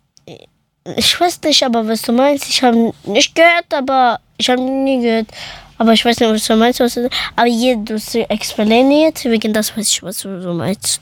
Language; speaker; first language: German; early bilingual, other home language; Persian